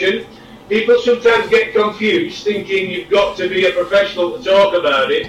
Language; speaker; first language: English; native; English